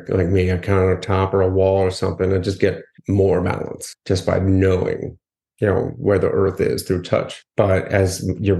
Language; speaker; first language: English; native; English